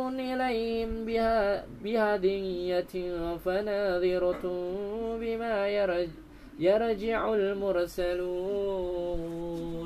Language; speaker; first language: Arabic; non-native, learner; Indonesian